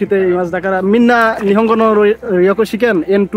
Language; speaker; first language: Japanese; non-native, learner; Bangla